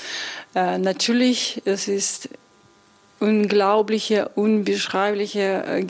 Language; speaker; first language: German; non-native, fluent; Russian